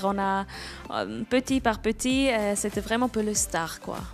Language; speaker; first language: French; non-native, local second language; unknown